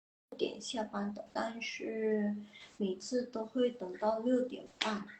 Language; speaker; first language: Chinese; non-native, fluent; Indonesian